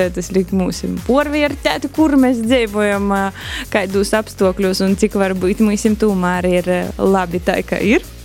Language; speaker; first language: Latvian; native; Latvian